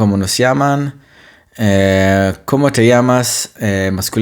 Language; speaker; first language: Spanish; non-native, fluent; Hebrew